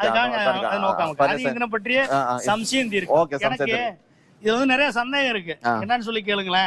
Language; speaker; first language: Tamil; native; Tamil